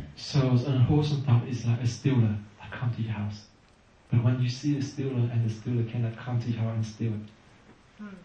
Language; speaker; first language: English; non-native, fluent; Vietnamese